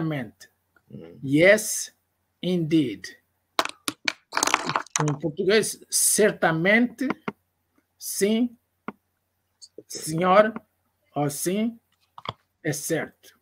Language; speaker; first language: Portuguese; non-native, local second language; Kongo